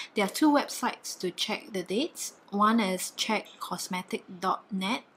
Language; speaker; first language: English; non-native, local second language; Chinese